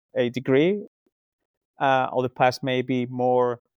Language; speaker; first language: English; non-native, fluent; Spanish